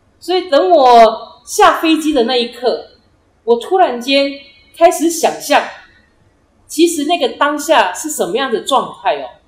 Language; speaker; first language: Chinese; early bilingual, heritage; Chinese